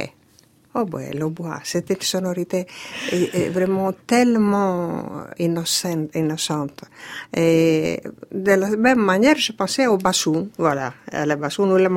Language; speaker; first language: French; non-native, fluent; Greek